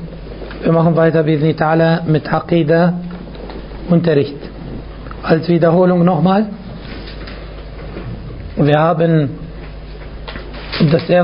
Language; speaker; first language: German; non-native, fluent; Arabic